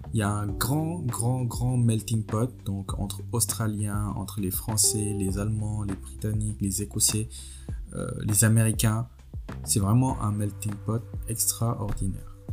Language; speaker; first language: French; non-native, local second language; Wolof